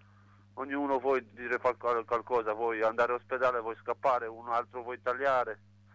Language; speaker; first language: Italian; non-native, learner; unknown